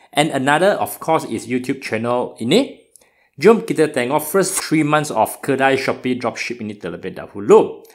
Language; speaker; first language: Malay; non-native, local second language; Chinese